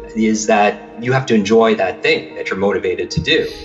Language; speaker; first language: English; native; English